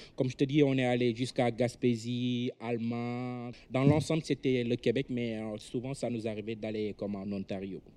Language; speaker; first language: French; non-native, local second language; Wolof